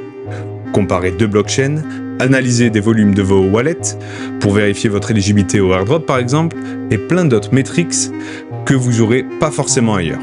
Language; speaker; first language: French; native; French